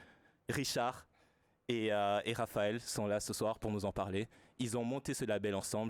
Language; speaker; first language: French; native; French